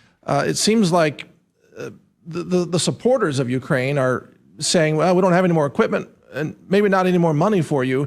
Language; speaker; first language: English; native; English